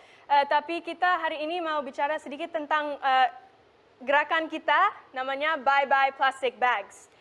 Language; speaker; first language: Indonesian; non-native, local second language; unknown